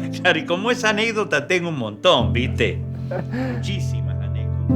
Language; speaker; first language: Spanish; native; Spanish